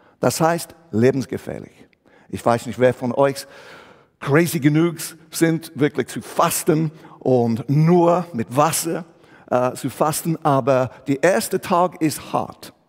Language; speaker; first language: German; non-native, fluent; English